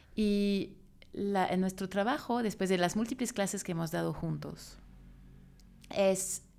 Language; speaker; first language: Spanish; non-native, fluent; French